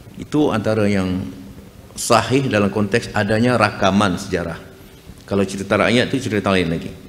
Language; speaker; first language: Malay; native; Malay